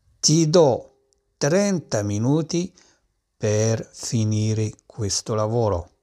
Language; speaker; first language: Italian; non-native, fluent; Arabic